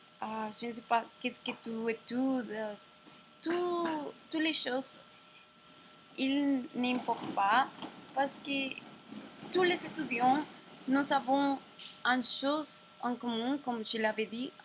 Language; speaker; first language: French; non-native, learner; Spanish